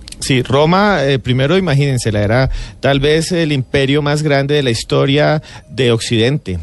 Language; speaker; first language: Spanish; native; Spanish